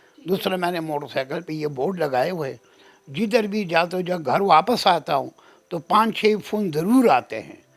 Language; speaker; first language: Urdu; non-native, local second language; Pashto